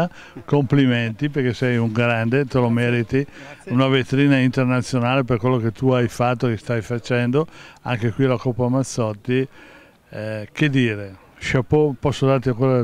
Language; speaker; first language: Italian; native; Italian